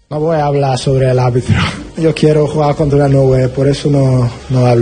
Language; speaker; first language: Spanish; non-native, fluent; English